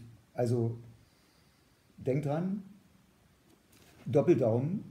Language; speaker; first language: German; native; German